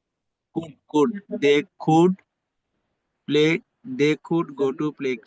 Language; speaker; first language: English; non-native, learner; Bangla